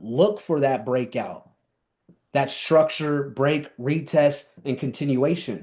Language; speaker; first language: English; native; English